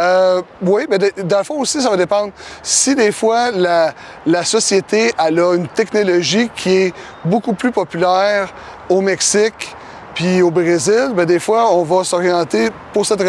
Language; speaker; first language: French; native; French